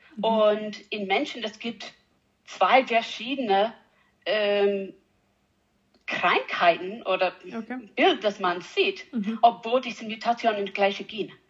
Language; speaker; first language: German; non-native, learner; English